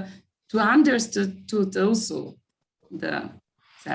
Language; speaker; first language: English; non-native, learner; Bulgarian